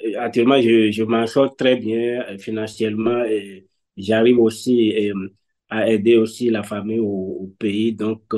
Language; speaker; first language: French; non-native, local second language; Fon